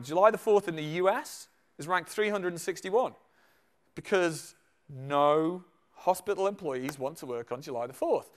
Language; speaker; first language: English; native; English